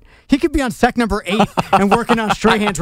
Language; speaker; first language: English; native; English